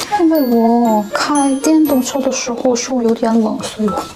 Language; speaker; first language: Chinese; non-native, learner; Korean